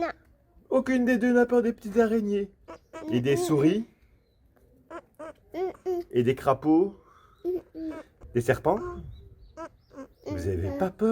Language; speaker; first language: French; native; French